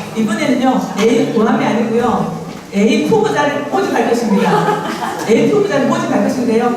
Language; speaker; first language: Korean; native; Korean